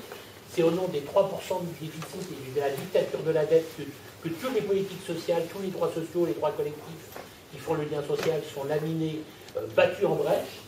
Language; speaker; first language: French; native; French